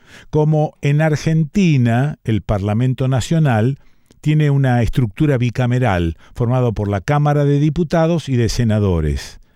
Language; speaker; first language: Spanish; native; Spanish